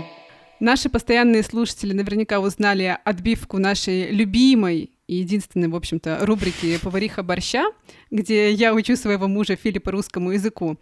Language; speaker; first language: Russian; native; Russian